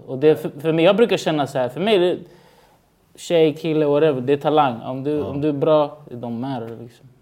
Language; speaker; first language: Swedish; early bilingual, other home language; Spanish